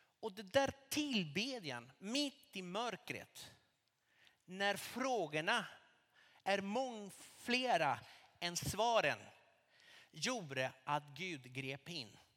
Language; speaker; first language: Swedish; non-native, fluent; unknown